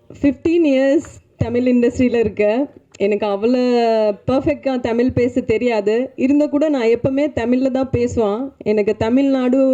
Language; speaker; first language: Tamil; non-native, learner; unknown